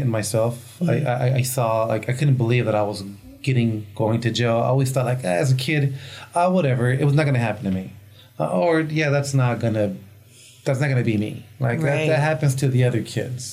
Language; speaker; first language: English; early bilingual, other home language; Spanish